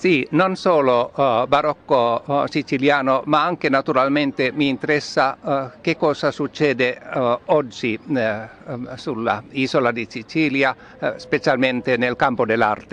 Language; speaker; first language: Italian; non-native, learner; Finnish